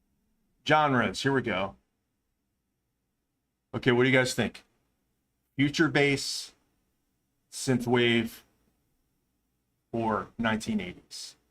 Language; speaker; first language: English; native; English